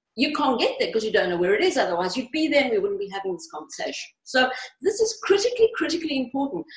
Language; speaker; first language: English; early bilingual, other home language; Greek